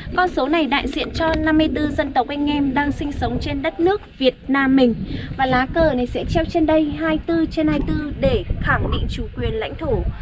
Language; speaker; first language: Vietnamese; non-native, local second language; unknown